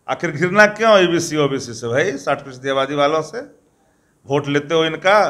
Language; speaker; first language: Hindi; native; Hindi